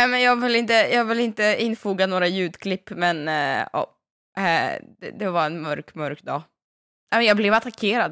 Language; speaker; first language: Swedish; native; Swedish